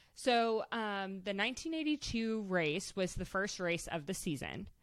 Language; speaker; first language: English; native; English